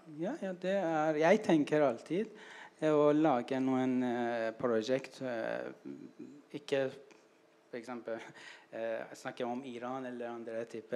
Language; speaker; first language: Norwegian; non-native, learner; Persian